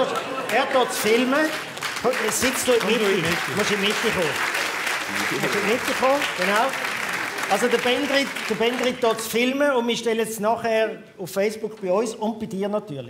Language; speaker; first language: German; native; German